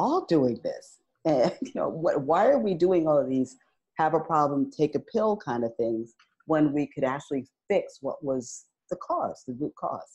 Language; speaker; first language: English; native; English